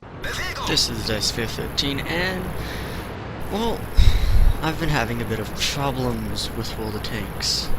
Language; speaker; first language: English; native; English